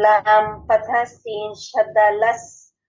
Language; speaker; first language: Arabic; non-native, learner; Bangla